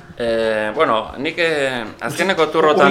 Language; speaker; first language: Basque; native; Basque